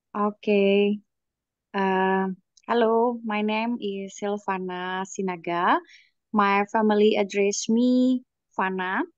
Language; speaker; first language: English; non-native, learner; Indonesian